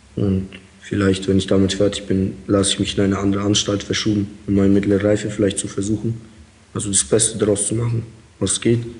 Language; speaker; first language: German; early bilingual, other home language; Russian